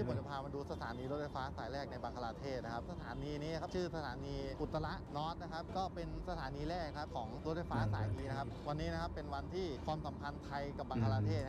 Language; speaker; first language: Thai; native; Thai